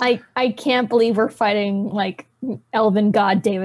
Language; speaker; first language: English; native; English